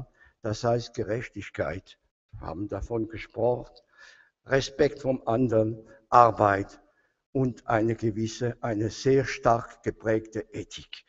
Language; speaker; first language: German; non-native, fluent; French